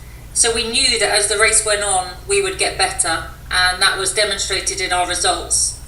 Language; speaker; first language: English; native; English